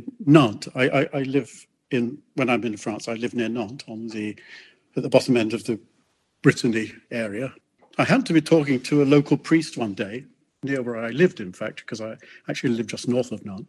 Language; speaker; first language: English; native; English